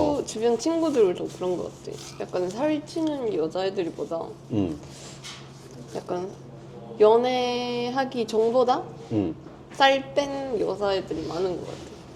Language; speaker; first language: Korean; non-native, fluent; Japanese